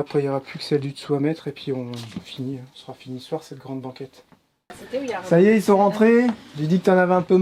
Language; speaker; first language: French; native; French